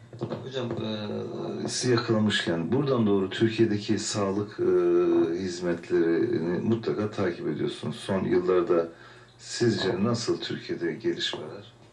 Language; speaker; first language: Turkish; native; Turkish